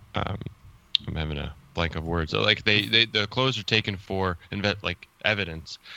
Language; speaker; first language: English; native; English